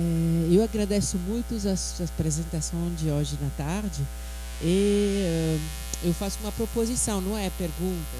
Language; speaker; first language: Portuguese; non-native, fluent; French